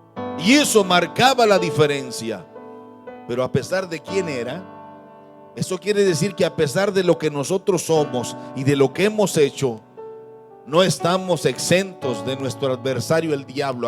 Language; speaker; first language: Spanish; native; Spanish